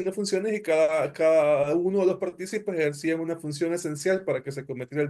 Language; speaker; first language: Spanish; native; Spanish